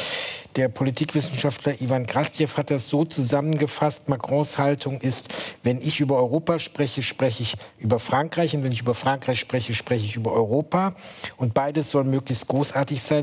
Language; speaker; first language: German; native; German